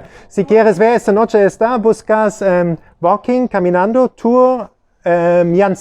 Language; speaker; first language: Spanish; non-native, learner; German